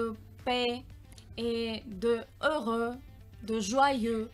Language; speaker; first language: French; non-native, learner; Russian